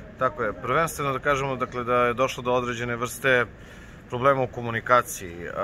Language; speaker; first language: Serbian; native; Serbian